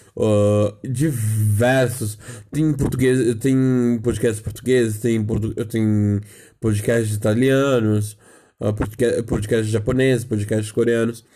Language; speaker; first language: Portuguese; native; Portuguese